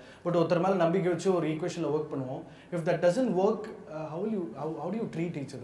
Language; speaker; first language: Tamil; native; Tamil